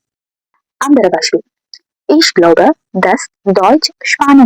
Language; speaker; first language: German; non-native, fluent; Tamil